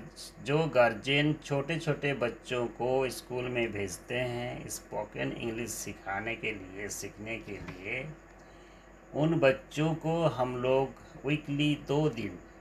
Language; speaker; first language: Hindi; non-native, local second language; Bangla